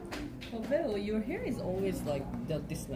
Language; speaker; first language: English; non-native, learner; Japanese